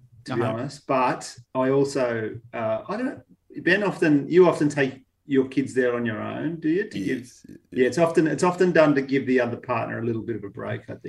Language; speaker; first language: English; native; English